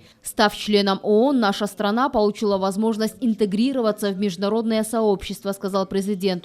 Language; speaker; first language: Russian; native; Russian